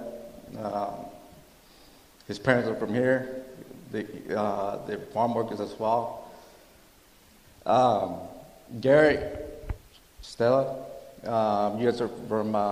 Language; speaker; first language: English; early bilingual, other home language; Spanish